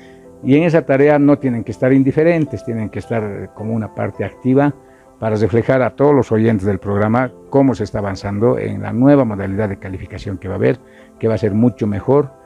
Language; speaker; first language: Spanish; native; Spanish